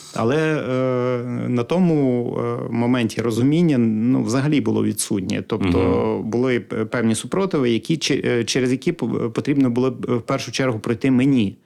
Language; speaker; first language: Ukrainian; native; Ukrainian